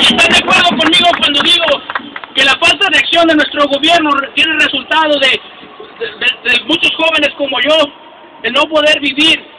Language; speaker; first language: Spanish; early bilingual, heritage; Spanish